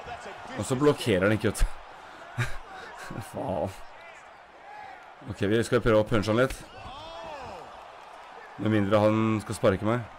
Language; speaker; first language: Norwegian; native; Norwegian